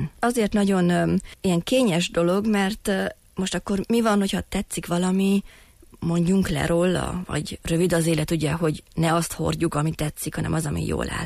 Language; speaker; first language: Hungarian; native; Hungarian